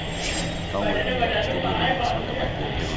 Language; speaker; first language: Indonesian; native; Indonesian